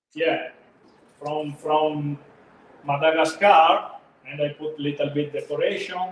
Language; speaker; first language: English; non-native, learner; Italian